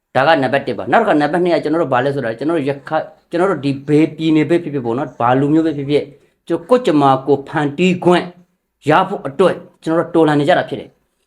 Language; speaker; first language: Burmese; non-native, local second language; Rohingya